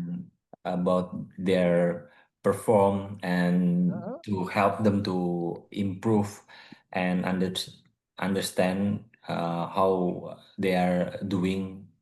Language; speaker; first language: English; non-native, learner; Indonesian